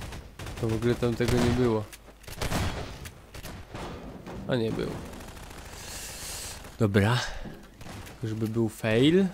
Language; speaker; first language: Polish; native; Polish